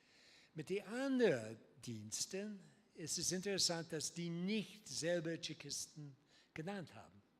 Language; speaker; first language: German; non-native, learner; English